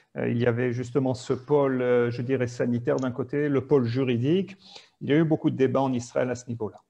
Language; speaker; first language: French; native; French